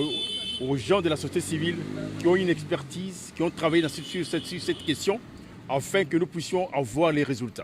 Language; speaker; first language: French; non-native, local second language; Lingala